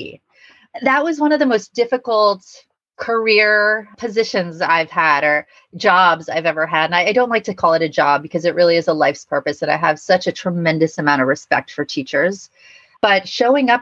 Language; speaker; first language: English; native; English